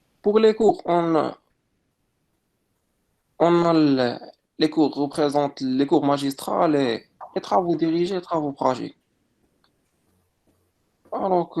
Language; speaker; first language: French; non-native, local second language; Arabic